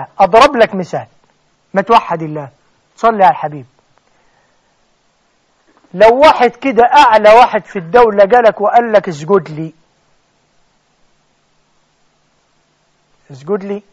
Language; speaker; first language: Arabic; native; Arabic